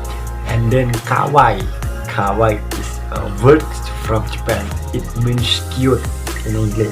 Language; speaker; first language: English; non-native, learner; Indonesian